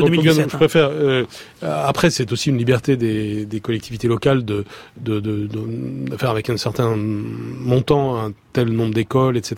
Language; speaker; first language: French; native; French